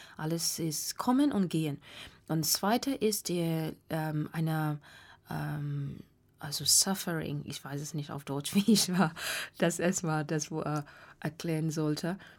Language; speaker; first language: German; non-native, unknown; Burmese